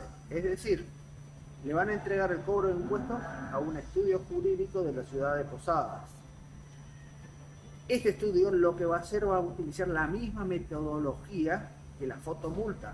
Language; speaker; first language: Spanish; native; Spanish